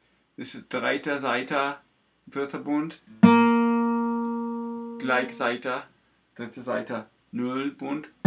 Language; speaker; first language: German; non-native, learner; English